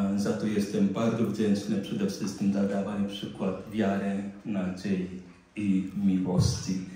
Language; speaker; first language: Polish; non-native, fluent; Indonesian